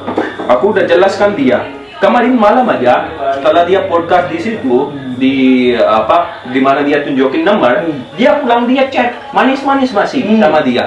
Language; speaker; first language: Indonesian; non-native, fluent; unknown